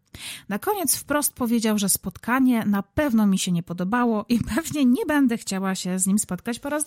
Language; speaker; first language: Polish; native; Polish